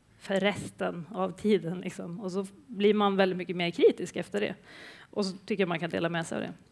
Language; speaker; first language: Swedish; native; Swedish